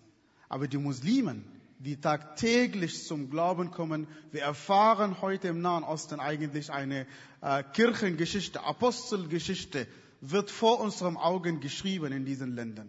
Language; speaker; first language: German; non-native, fluent; Arabic